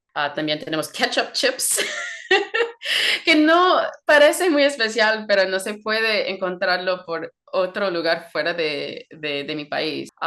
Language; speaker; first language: Spanish; non-native, fluent; English